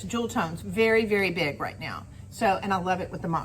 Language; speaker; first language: English; native; English